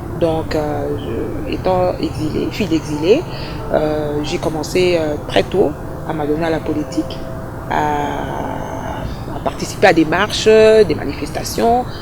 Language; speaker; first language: French; native; French